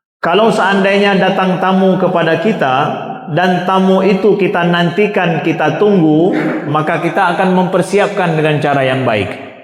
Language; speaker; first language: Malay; non-native, local second language; Achinese